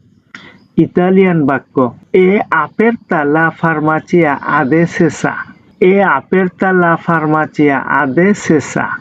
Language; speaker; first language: Italian; non-native, learner; Bangla